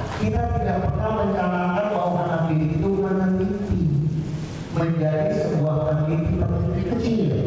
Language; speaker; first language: Indonesian; non-native, local second language; Javanese